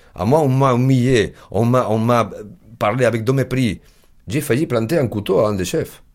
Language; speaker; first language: French; non-native, fluent; Spanish